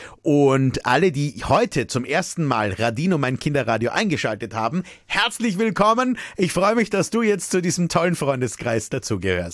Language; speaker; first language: German; native; German